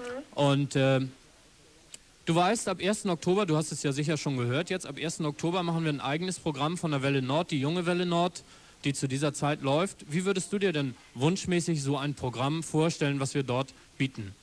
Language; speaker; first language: German; native; German